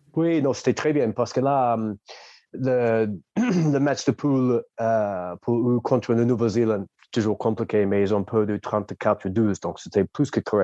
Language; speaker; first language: French; non-native, fluent; English